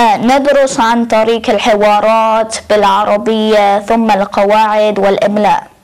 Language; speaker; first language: Arabic; non-native, learner; English